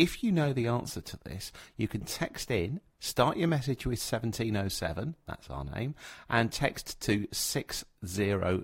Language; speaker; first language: English; native; English